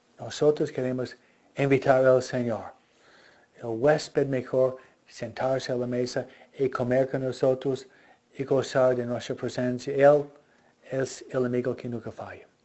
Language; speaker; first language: Spanish; non-native, fluent; English